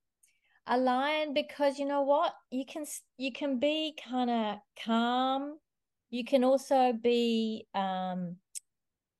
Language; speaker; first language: English; native; English